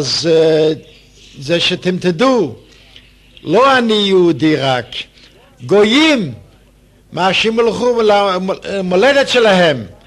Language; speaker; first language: Hebrew; non-native, fluent; Yiddish